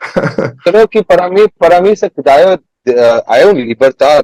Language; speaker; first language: Spanish; non-native, learner; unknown